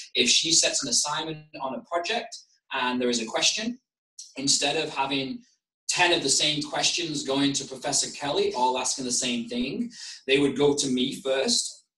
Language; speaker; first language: English; native; English